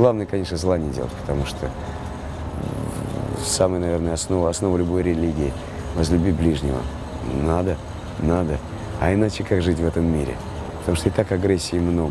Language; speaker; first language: Russian; native; Russian